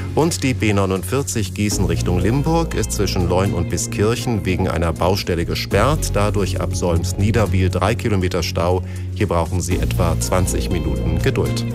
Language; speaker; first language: German; native; German